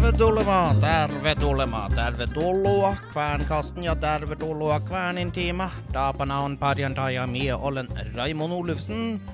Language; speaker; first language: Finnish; non-native, learner; Norwegian